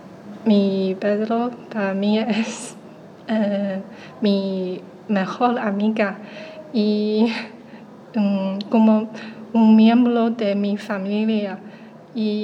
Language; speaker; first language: Spanish; non-native, learner; Chinese